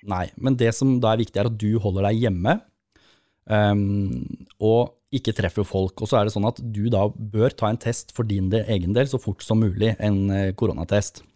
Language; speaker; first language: Norwegian; native; Norwegian